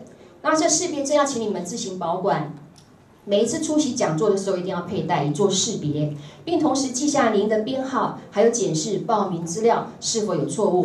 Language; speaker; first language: Chinese; native; Chinese